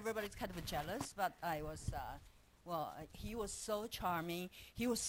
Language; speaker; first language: English; non-native, fluent; Chinese